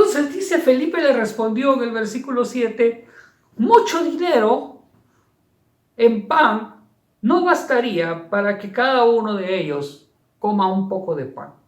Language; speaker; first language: Spanish; native; Spanish